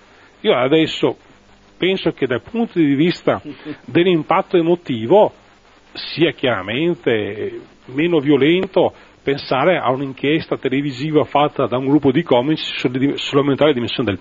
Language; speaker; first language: Italian; native; Italian